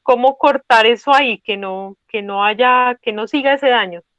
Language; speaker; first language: Spanish; native; Spanish